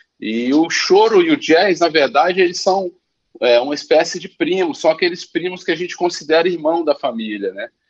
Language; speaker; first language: Portuguese; native; Portuguese